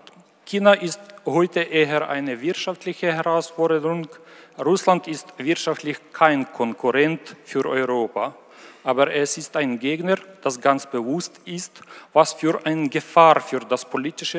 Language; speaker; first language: German; non-native, fluent; Ukrainian